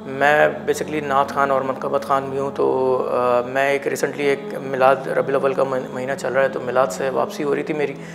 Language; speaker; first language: Urdu; native; Urdu